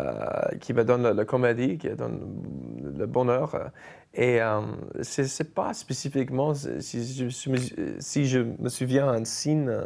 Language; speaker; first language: French; non-native, fluent; English